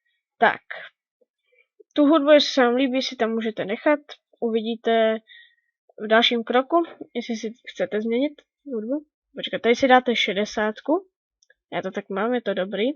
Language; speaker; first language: Czech; native; Czech